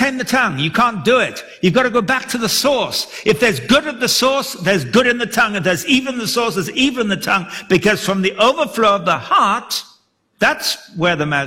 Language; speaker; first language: English; native; English